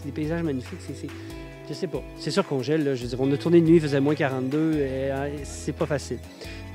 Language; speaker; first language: French; native; French